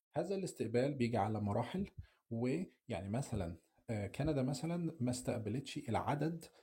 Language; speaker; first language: Arabic; native; Arabic